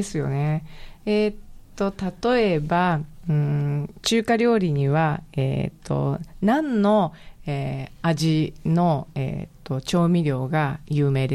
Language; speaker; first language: Japanese; native; Japanese